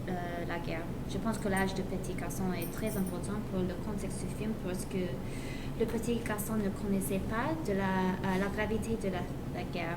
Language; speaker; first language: French; non-native, learner; English